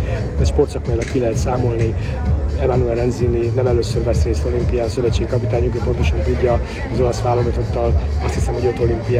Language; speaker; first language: Hungarian; native; Hungarian